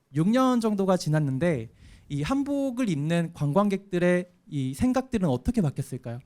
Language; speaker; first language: Korean; native; Korean